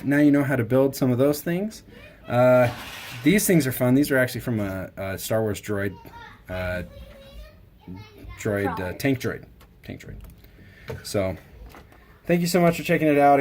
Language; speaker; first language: English; native; English